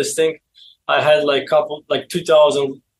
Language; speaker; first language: English; non-native, fluent; Azerbaijani